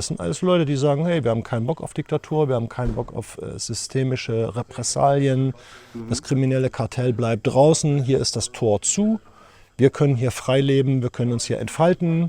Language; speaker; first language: German; native; German